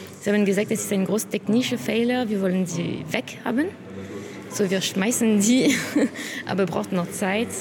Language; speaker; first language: German; non-native, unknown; French